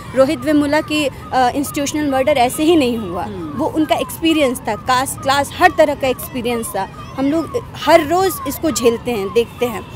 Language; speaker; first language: Hindi; native; Hindi